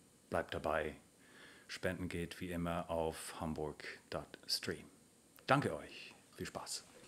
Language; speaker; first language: German; native; German